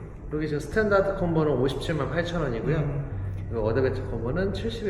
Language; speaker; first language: Korean; native; Korean